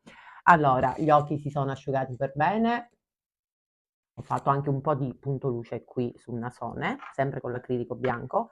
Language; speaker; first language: Italian; native; Italian